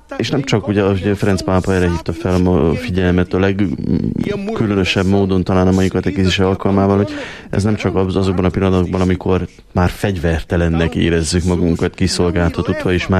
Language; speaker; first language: Hungarian; native; Hungarian